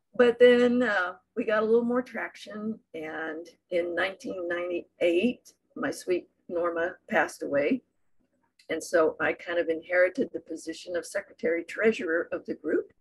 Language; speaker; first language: English; native; English